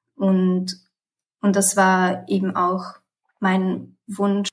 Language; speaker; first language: German; early bilingual, other home language; Romanian